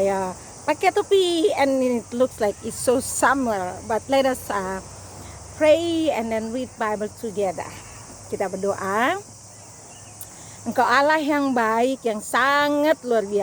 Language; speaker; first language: Indonesian; native; Indonesian